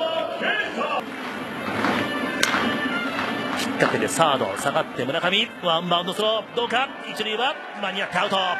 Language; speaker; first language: Japanese; native; Japanese